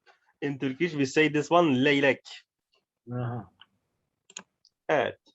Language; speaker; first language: English; non-native, learner; Turkish